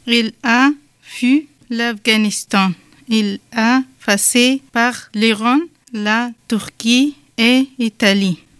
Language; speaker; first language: French; non-native, learner; Persian